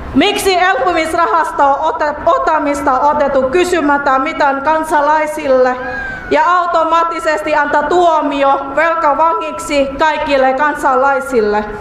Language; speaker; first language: Finnish; non-native, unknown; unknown